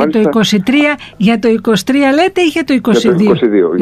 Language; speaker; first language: Greek; native; Greek